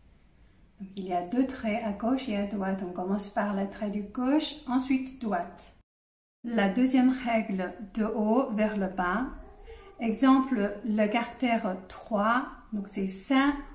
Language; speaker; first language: French; non-native, fluent; Chinese